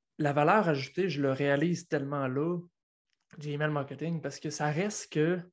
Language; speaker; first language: French; native; French